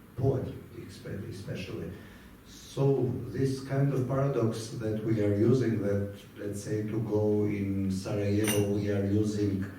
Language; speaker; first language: English; non-native, fluent; Albanian